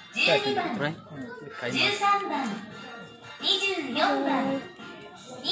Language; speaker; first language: Japanese; native; Japanese